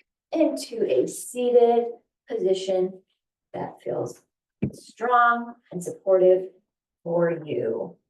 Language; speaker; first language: English; native; English